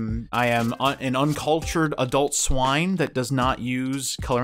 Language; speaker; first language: English; native; English